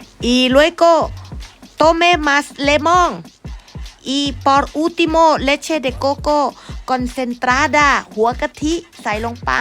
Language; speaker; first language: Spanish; non-native, learner; Thai